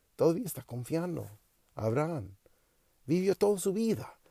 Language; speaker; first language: Spanish; non-native, learner; English